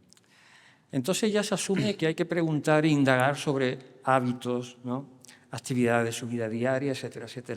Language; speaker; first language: Spanish; native; Spanish